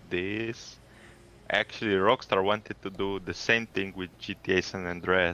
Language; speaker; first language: English; non-native, fluent; Romanian